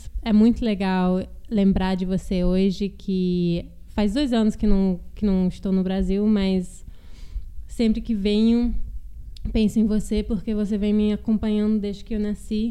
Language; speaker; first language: Portuguese; early bilingual, heritage; Portuguese